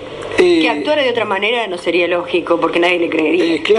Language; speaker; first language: Spanish; native; Spanish